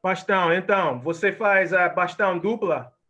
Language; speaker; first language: Portuguese; non-native, fluent; English